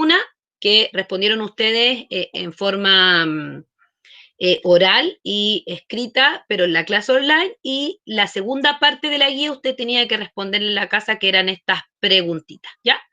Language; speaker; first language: Spanish; native; Spanish